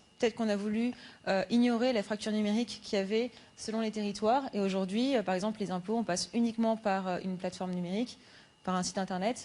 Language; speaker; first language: French; native; French